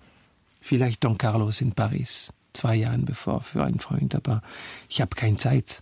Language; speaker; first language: German; non-native, learner; French